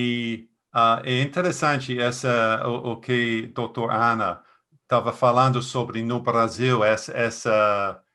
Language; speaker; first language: Portuguese; non-native, fluent; English